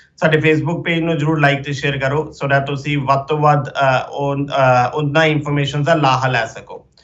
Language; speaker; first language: Punjabi; early bilingual, heritage; Punjabi